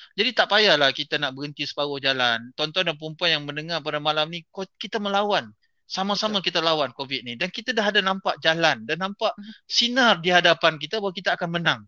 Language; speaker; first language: Malay; native; Malay